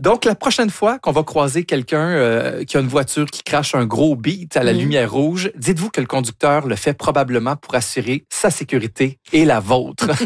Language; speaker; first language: French; native; French